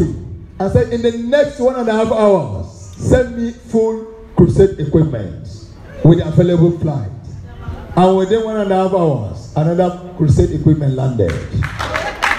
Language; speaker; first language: English; non-native, local second language; Hausa